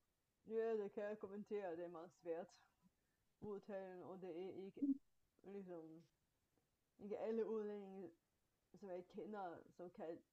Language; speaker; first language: Danish; non-native, fluent; Bulgarian